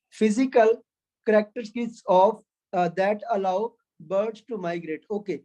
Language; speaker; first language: English; non-native, local second language; Punjabi